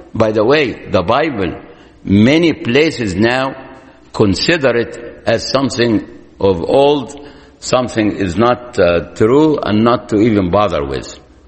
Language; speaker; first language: English; non-native, fluent; Arabic